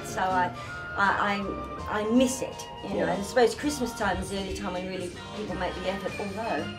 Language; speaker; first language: English; native; English